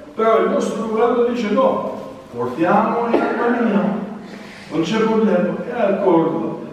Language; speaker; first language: Italian; non-native, fluent; Albanian